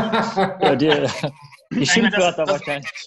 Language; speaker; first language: German; native; German